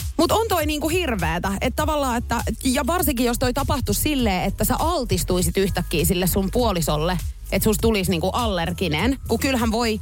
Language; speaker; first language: Finnish; native; Finnish